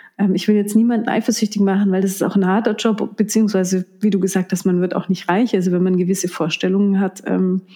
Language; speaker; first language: German; native; German